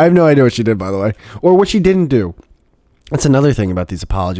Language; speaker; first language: English; native; English